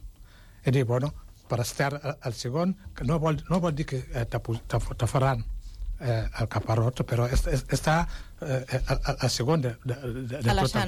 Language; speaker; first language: Catalan; non-native, fluent; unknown